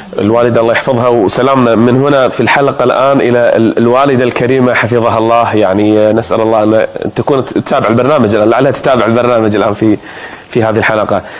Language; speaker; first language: Arabic; native; Arabic